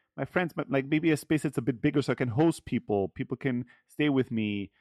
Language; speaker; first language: English; early bilingual, heritage; German